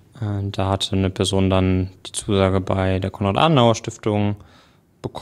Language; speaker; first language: German; native; German